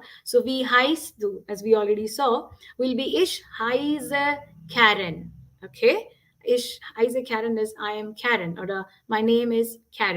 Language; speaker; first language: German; non-native, fluent; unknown